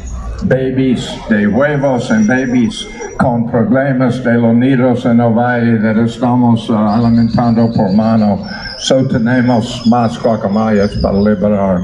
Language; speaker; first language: Spanish; non-native, learner; English